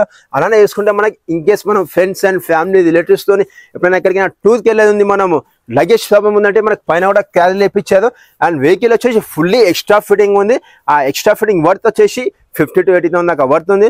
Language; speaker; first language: Telugu; native; Telugu